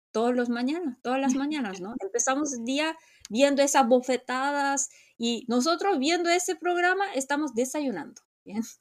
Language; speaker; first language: Spanish; non-native, fluent; Korean